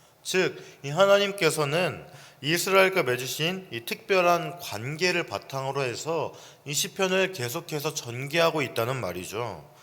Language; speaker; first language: Korean; native; Korean